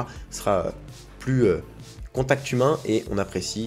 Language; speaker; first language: French; native; French